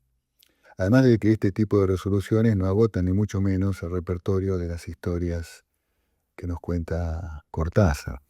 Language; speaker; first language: Spanish; native; Spanish